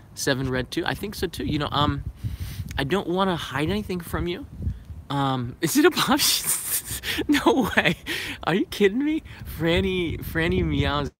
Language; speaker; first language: English; native; English